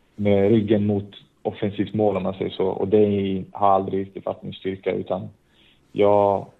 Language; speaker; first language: Swedish; native; Swedish